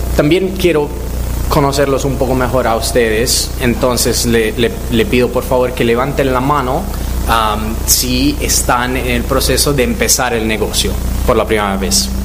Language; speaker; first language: Spanish; non-native, fluent; Italian